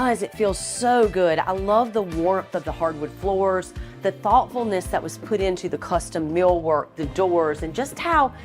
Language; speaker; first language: English; native; English